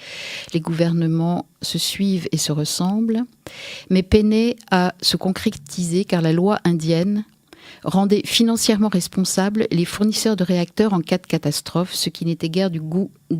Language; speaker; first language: French; native; French